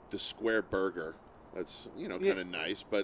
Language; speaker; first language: English; native; English